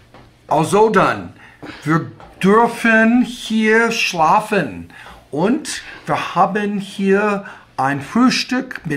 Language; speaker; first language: German; non-native, learner; English